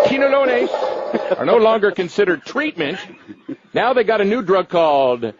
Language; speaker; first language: English; native; English